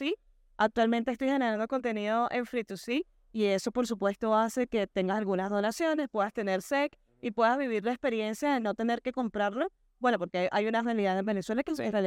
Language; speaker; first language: Spanish; native; Spanish